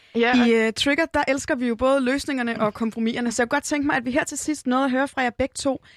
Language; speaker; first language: Danish; native; Danish